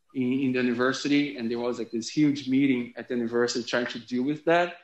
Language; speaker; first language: English; non-native, fluent; Portuguese